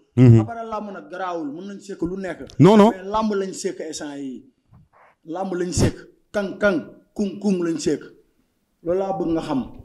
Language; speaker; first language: Wolof; non-native, local second language; Bambara